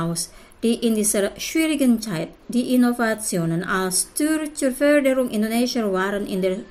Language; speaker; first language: German; non-native, fluent; Indonesian